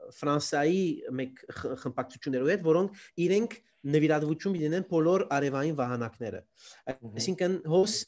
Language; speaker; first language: Armenian; early bilingual, heritage; Armenian